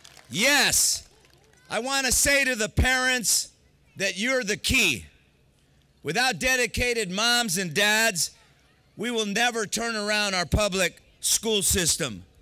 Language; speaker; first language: English; early bilingual, other home language; Spanish